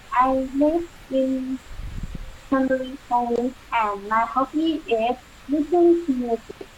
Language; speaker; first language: English; non-native, learner; Thai